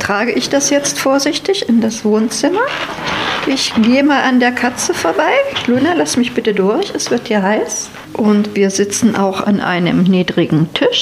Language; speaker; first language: German; native; German